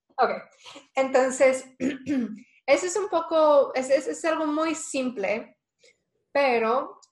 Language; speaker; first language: Spanish; non-native, fluent; English